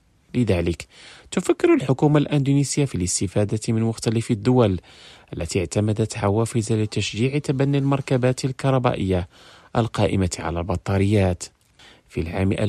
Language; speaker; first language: Arabic; non-native, fluent; Indonesian